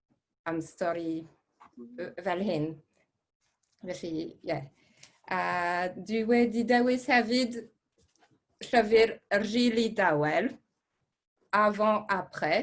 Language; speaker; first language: Welsh; non-native, fluent; French